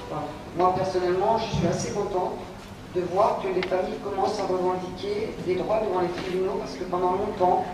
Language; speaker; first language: French; native; French